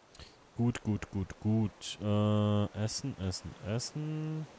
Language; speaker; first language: German; native; German